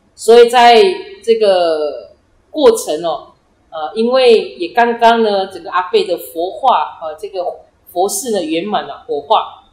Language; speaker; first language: Chinese; early bilingual, heritage; Chinese